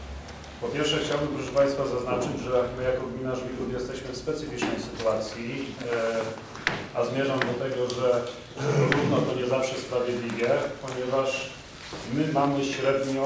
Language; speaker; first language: Polish; native; Polish